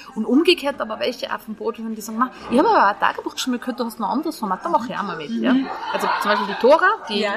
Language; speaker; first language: German; native; German